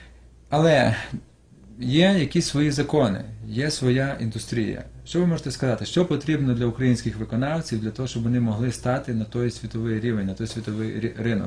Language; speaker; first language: Ukrainian; native; Ukrainian